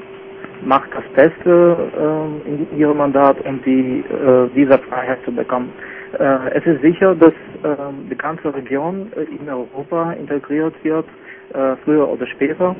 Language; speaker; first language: German; non-native, fluent; Albanian